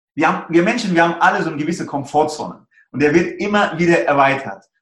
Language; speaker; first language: German; early bilingual, other home language; Persian